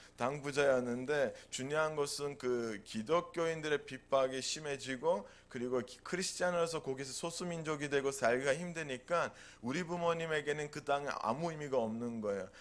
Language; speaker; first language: Korean; non-native, fluent; Turkish